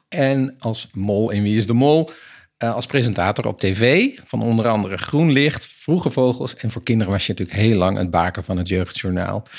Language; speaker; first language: Dutch; native; Dutch